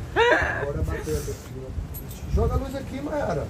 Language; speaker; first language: Portuguese; native; Portuguese